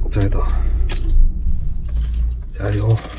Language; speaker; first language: Chinese; native; Chinese